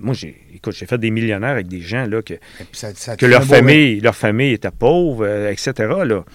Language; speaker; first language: French; native; French